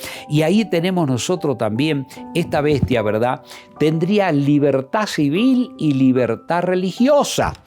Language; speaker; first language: Spanish; native; Spanish